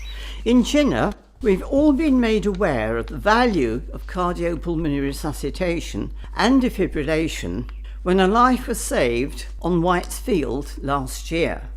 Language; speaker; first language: English; native; English